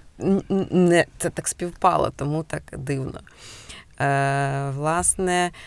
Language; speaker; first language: Ukrainian; native; Ukrainian